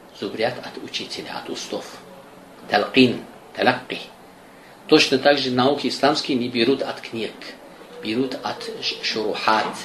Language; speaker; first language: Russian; non-native, local second language; Azerbaijani